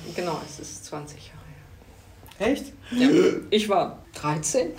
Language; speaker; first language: German; native; German